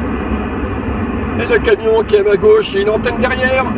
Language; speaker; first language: French; native; French